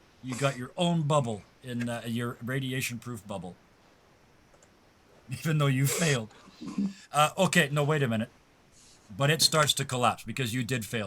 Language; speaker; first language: English; native; English